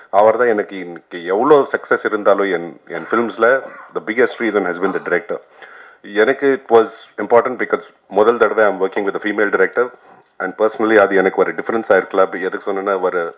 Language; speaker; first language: Tamil; non-native, fluent; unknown